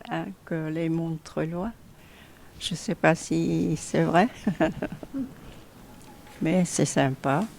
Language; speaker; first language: French; non-native, fluent; Vietnamese